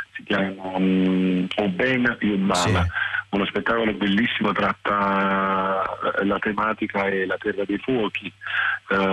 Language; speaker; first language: Italian; native; Italian